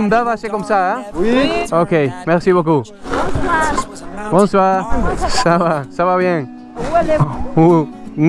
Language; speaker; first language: French; non-native, learner; Spanish